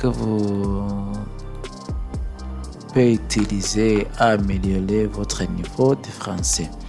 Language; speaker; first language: French; non-native, learner; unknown